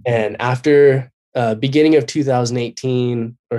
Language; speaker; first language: English; native; English